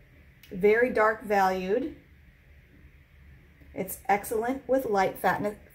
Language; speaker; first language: English; native; English